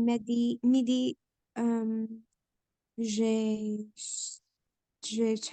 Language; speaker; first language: French; non-native, learner; English